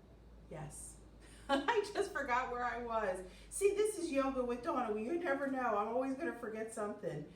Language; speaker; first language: English; native; English